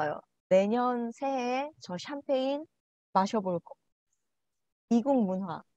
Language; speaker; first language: Korean; non-native, learner; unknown